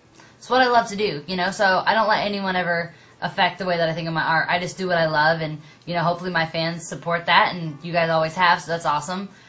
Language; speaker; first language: English; native; English